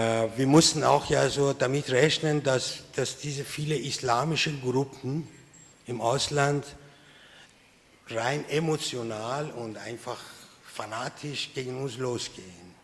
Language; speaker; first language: German; non-native, fluent; Persian